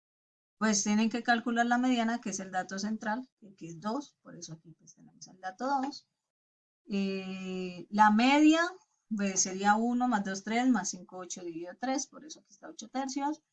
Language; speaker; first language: Spanish; native; Spanish